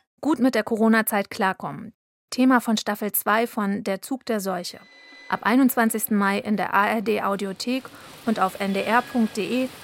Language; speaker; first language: German; native; German